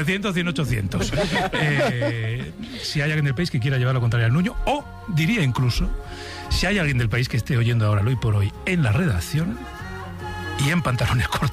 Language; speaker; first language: Spanish; native; Spanish